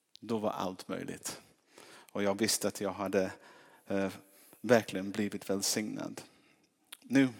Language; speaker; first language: Swedish; non-native, fluent; English